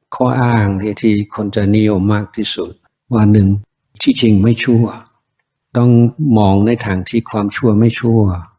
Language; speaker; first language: Thai; non-native, fluent; English